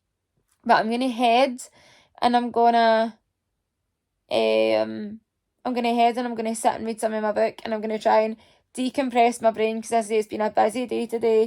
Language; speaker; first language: English; native; English